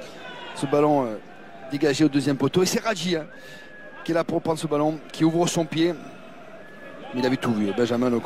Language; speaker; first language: French; native; French